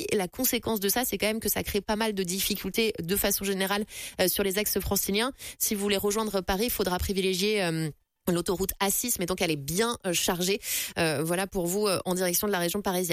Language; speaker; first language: French; native; French